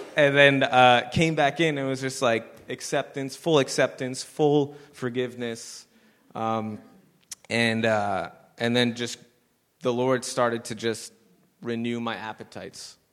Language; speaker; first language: English; native; English